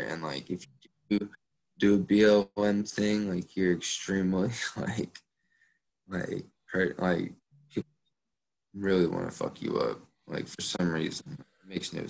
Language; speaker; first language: English; native; English